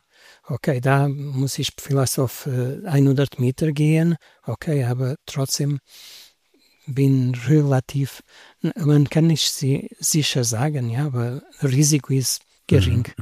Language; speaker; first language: German; non-native, learner; Portuguese